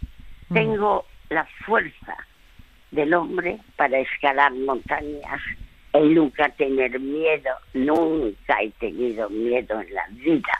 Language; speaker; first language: Spanish; early bilingual, other home language; French